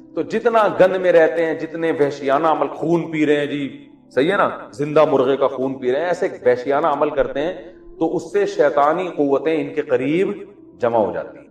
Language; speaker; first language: Urdu; native; Urdu